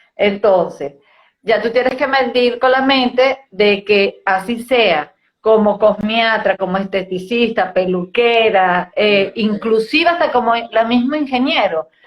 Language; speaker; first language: Spanish; native; Spanish